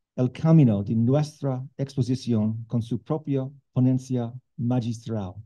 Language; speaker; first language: Spanish; non-native, learner; English